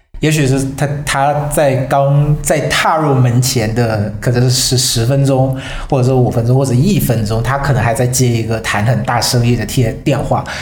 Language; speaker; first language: Chinese; non-native, fluent; Vietnamese